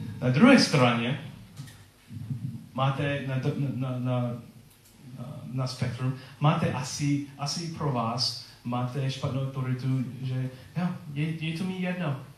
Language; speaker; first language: Czech; non-native, learner; English